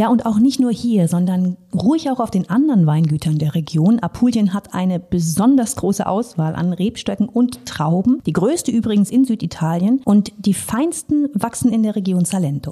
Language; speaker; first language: German; native; German